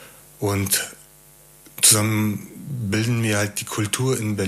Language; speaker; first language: German; early bilingual, other home language; Turkish